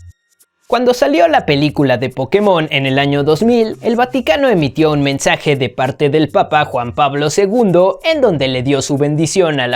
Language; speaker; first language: Spanish; native; Spanish